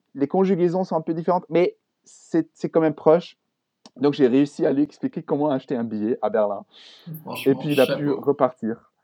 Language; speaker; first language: French; non-native, fluent; German